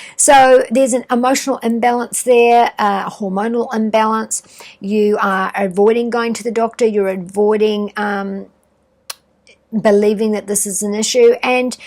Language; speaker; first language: English; native; English